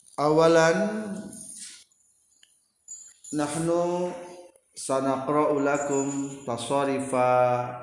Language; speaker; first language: Arabic; non-native, fluent; Indonesian